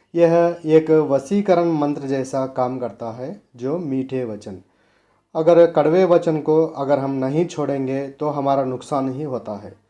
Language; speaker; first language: Hindi; non-native, local second language; Telugu